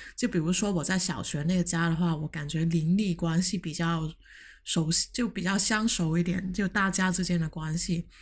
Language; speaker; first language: Chinese; non-native, local second language; Cantonese